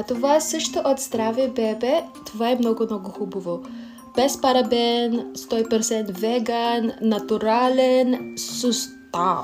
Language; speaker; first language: Bulgarian; non-native, learner; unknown